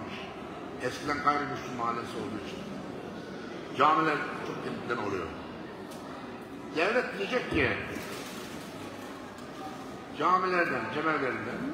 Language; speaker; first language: Turkish; native; Turkish